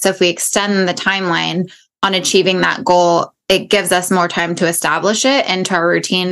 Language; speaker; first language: English; native; English